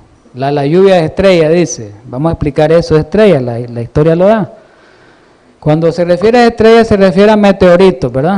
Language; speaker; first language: Spanish; native; Spanish